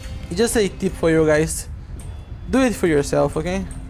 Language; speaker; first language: English; non-native, fluent; Portuguese